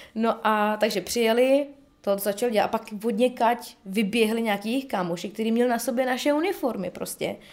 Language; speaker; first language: Czech; early bilingual, other home language; Bulgarian